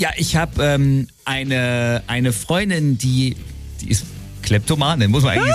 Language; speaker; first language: German; native; German